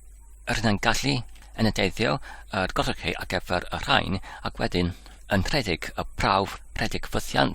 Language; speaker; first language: Welsh; non-native, learner; English